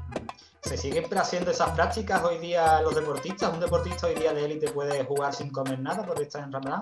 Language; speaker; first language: Spanish; native; Spanish